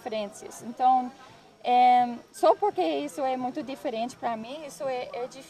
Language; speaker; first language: Portuguese; non-native, learner; English